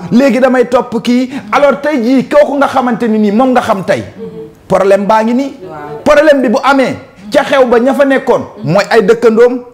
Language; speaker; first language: Wolof; native; Wolof